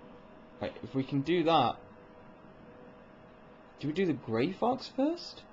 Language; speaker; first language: English; native; English